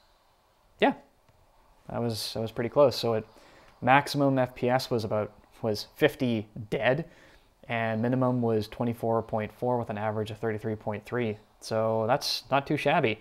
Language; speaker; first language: English; native; English